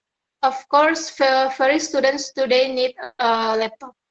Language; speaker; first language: English; non-native, learner; Indonesian